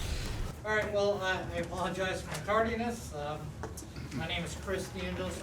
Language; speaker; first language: English; native; English